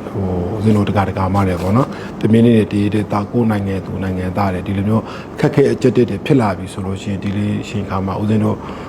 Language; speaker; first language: Burmese; native; Burmese